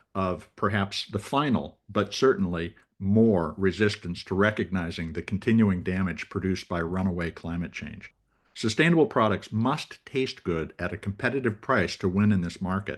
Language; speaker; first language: English; native; English